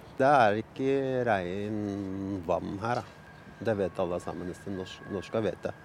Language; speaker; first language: Norwegian; non-native, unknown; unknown